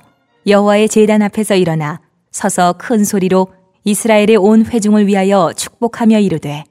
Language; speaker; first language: Korean; native; Korean